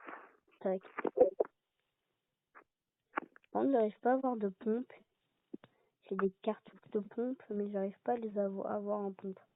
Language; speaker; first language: French; native; French